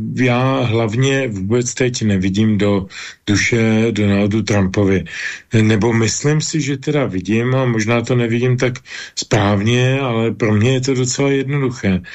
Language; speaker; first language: Czech; native; Czech